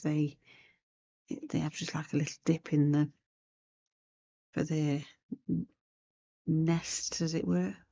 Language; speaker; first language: English; native; English